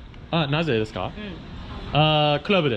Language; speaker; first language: Japanese; non-native, learner; English